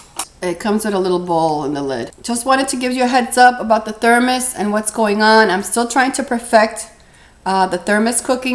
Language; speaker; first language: English; native; English